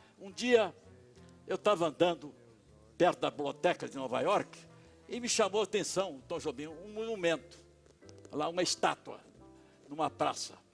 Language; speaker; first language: Portuguese; native; Portuguese